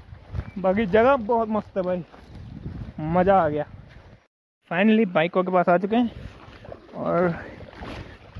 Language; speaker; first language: Hindi; non-native, local second language; Gujarati